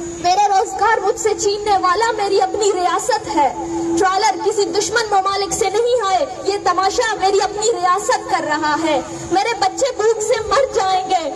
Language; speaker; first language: Urdu; non-native, local second language; Baluchi